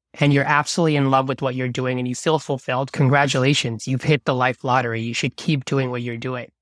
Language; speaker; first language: English; non-native, local second language; Bangla